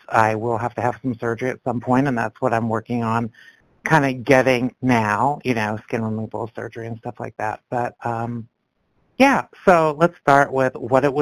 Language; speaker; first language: English; native; English